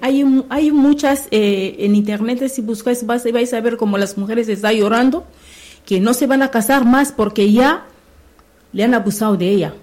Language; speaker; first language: Spanish; non-native, learner; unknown